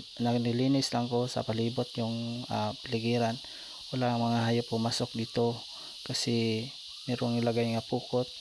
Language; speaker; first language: Filipino; non-native, local second language; Cebuano